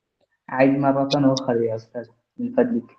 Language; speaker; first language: Arabic; non-native, learner; Bangla